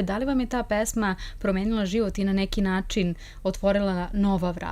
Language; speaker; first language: Serbian; native; Serbian